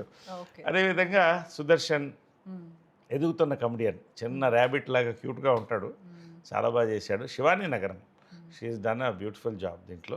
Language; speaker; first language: Telugu; native; Telugu